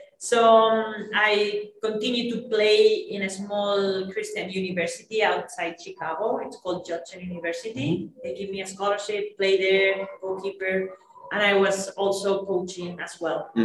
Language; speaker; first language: English; non-native, fluent; Spanish